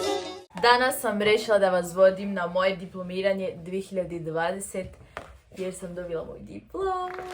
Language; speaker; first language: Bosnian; early bilingual, heritage; Serbian